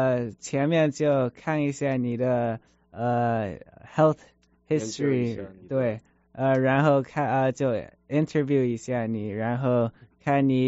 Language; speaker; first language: Chinese; early bilingual, heritage; Chinese